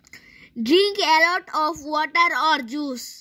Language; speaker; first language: English; non-native, fluent; Bangla